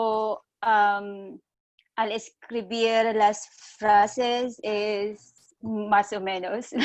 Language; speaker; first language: Spanish; non-native, learner; English